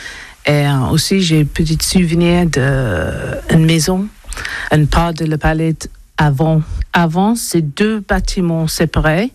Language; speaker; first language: French; non-native, learner; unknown